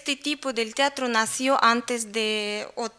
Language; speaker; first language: Spanish; non-native, learner; Russian